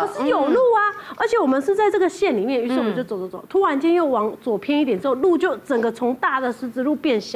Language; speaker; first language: Chinese; native; Chinese